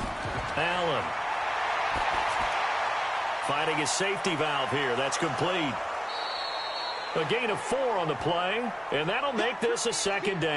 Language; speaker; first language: English; native; English